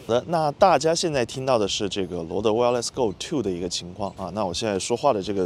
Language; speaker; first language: Chinese; native; Chinese